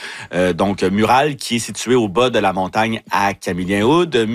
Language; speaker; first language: French; native; French